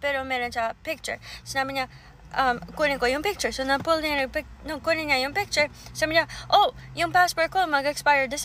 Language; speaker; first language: Filipino; early bilingual, heritage; English